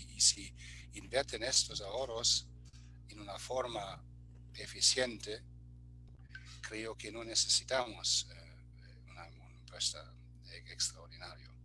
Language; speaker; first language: Spanish; non-native, fluent; German